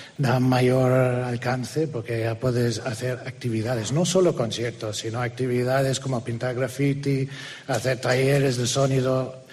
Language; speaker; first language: Spanish; non-native, fluent; English